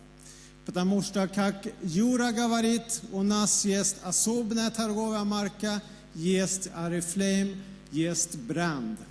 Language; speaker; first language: Russian; non-native, fluent; Swedish